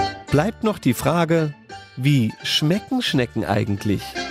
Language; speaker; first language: German; native; German